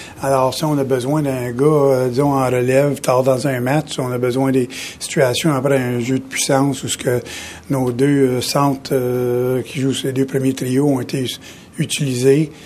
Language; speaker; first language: French; native; French